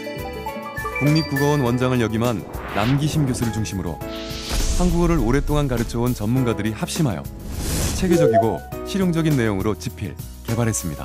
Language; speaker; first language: Korean; native; Korean